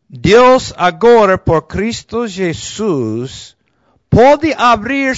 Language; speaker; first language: Portuguese; non-native, fluent; Spanish